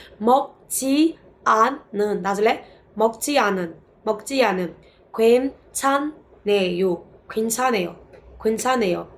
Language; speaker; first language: Korean; non-native, fluent; Burmese